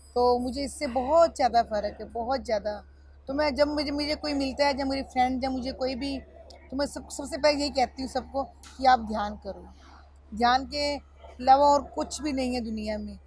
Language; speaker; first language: Hindi; native; Hindi